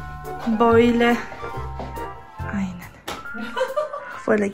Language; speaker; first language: Turkish; non-native, learner; Polish